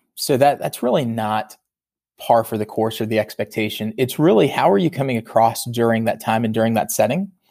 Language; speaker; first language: English; native; English